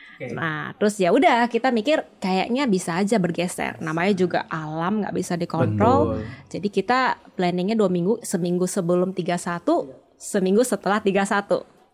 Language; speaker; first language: Indonesian; native; Indonesian